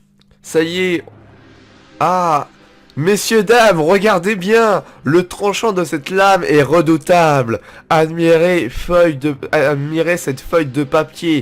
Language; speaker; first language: French; native; French